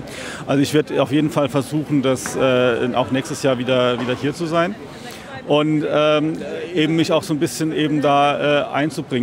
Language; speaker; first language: German; native; German